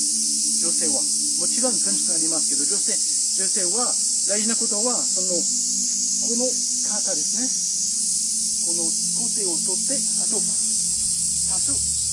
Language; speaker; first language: Japanese; non-native, fluent; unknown